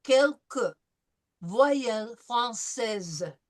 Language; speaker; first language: French; non-native, fluent; English